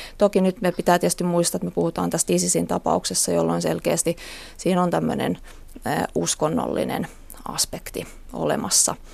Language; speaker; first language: Finnish; native; Finnish